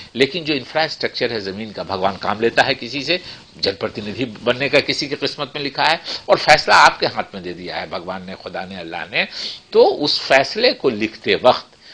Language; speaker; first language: Hindi; native; Hindi